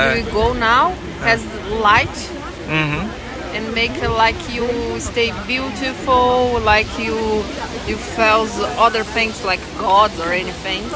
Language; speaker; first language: English; non-native, learner; Portuguese